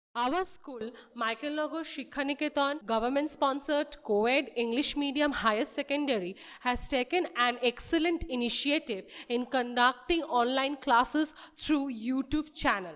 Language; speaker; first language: English; non-native, local second language; Bangla